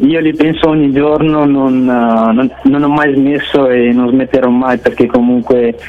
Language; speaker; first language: Italian; early bilingual, other home language; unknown